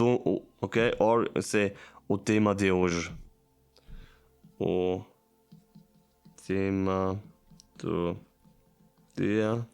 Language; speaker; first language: Portuguese; non-native, learner; German